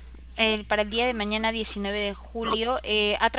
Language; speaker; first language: Spanish; native; Spanish